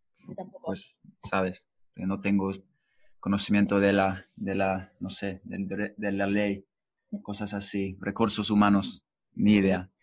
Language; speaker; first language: Spanish; non-native, learner; English